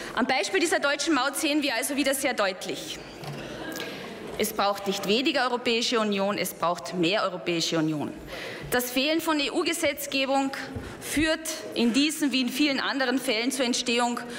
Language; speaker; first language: German; non-native, local second language; Slovenian